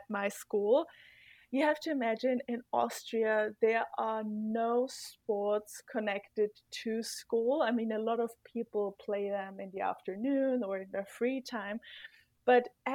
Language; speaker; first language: English; non-native, fluent; German